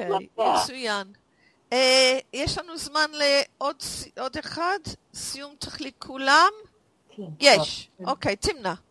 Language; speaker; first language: Hebrew; non-native, fluent; English